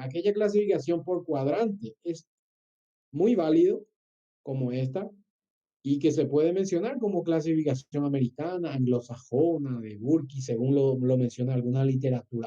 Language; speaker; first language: Spanish; native; Spanish